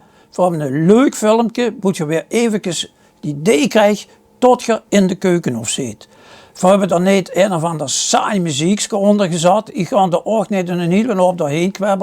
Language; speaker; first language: Dutch; native; Dutch